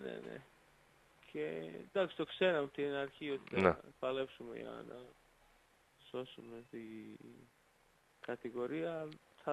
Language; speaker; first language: Greek; non-native, fluent; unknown